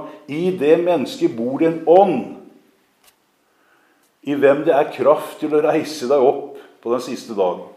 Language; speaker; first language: Norwegian; native; Norwegian